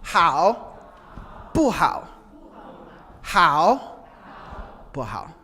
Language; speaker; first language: Chinese; non-native, fluent; English